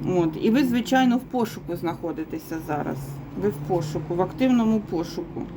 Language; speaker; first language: Ukrainian; non-native, local second language; Russian